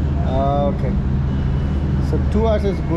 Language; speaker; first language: English; non-native, local second language; Hindi